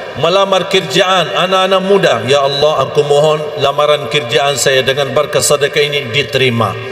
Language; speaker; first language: Malay; non-native, fluent; Arabic